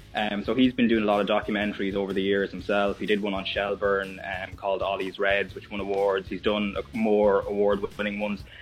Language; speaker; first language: English; native; English